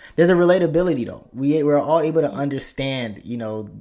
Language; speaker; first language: English; early bilingual, other home language; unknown